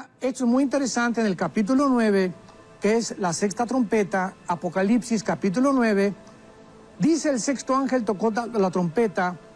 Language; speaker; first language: Spanish; native; Spanish